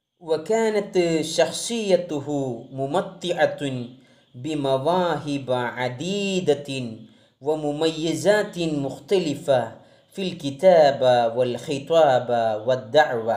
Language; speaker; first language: Arabic; non-native, fluent; Malayalam